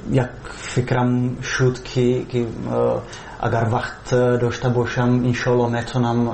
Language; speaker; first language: Persian; non-native, fluent; Czech